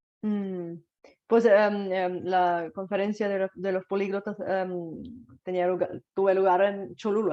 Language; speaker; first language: Spanish; non-native, fluent; Bulgarian